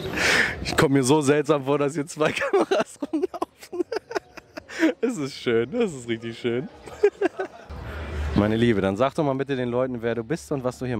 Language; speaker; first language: German; native; German